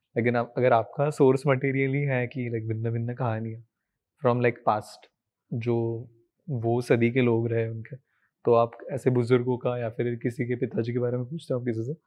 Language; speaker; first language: Hindi; native; Hindi